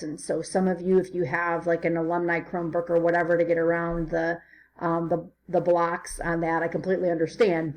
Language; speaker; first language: English; native; English